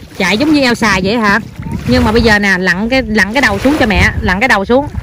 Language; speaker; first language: Vietnamese; native; Vietnamese